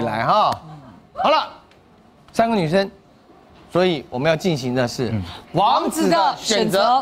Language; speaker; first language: Chinese; native; Chinese